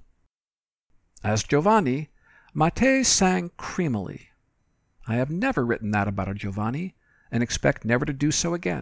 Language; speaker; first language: English; native; English